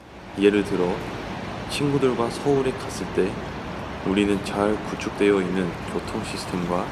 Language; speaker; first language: Korean; non-native, learner; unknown